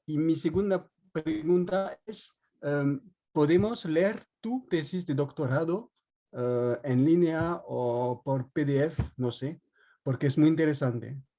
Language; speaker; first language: Spanish; non-native, fluent; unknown